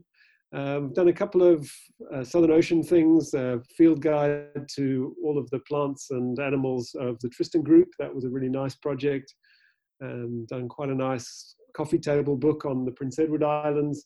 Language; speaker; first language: English; native; English